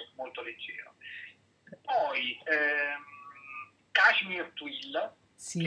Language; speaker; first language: Italian; native; Italian